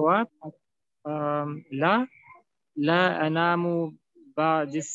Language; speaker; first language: Arabic; non-native, learner; German